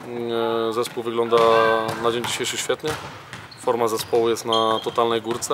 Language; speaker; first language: Polish; native; Polish